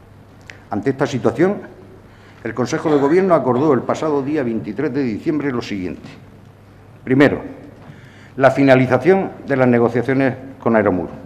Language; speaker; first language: Spanish; native; Spanish